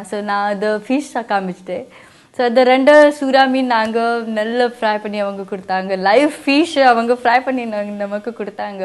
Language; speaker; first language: Tamil; non-native, learner; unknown